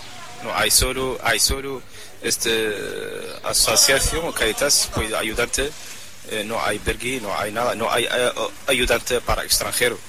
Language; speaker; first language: Spanish; non-native, learner; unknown